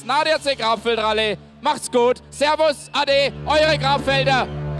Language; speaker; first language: German; native; German